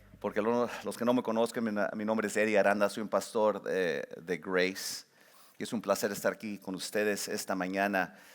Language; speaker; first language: Spanish; early bilingual, heritage; Spanish